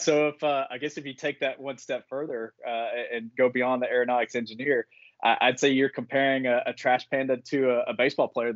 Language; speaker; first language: English; native; English